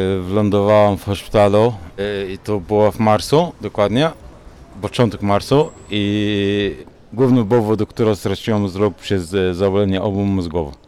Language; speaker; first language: Polish; non-native, learner; Arabic